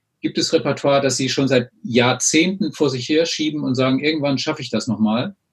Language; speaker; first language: German; native; German